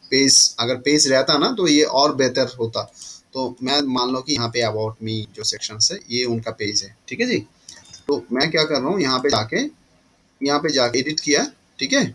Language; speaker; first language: Hindi; non-native, local second language; Bangla